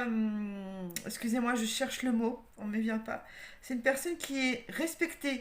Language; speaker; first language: French; native; French